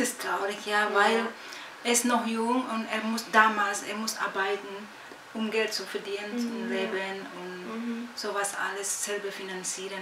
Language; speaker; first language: German; non-native, fluent; Indonesian